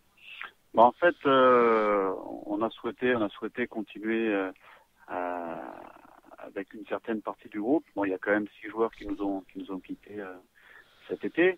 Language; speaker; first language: French; native; French